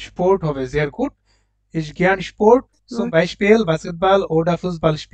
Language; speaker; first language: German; non-native, fluent; Bangla